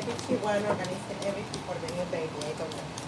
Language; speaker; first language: English; non-native, learner; Spanish